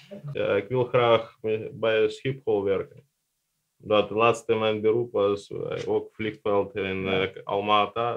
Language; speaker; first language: Dutch; non-native, learner; Russian